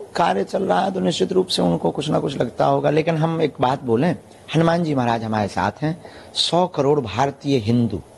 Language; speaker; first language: Hindi; native; Hindi